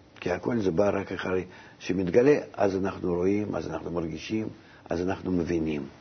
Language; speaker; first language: Hebrew; non-native, fluent; Russian